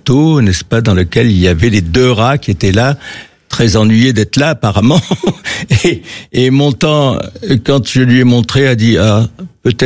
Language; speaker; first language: French; native; French